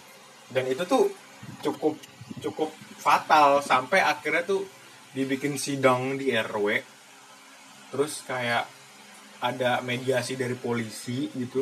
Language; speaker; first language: Indonesian; native; Indonesian